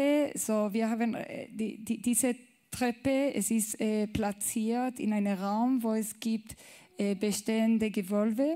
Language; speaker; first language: German; non-native, learner; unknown